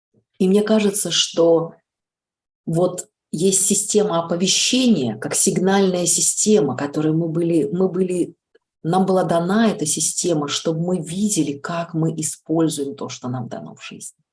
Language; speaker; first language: Russian; native; Russian